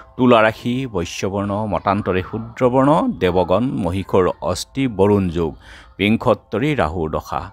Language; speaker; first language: Assamese; native; Assamese